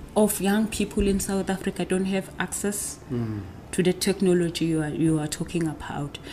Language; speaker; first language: English; non-native, local second language; Zulu